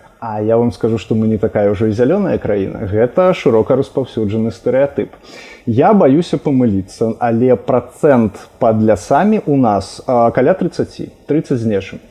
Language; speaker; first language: Belarusian; non-native, local second language; Russian